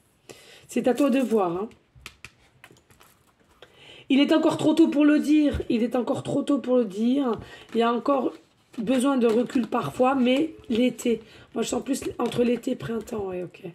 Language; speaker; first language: French; native; French